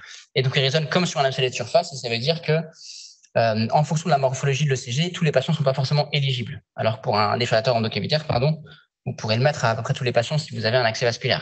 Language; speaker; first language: French; native; French